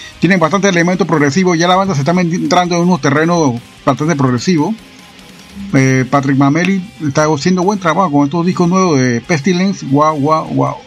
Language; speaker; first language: Spanish; native; Spanish